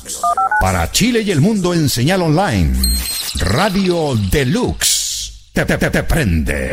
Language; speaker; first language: Spanish; native; Spanish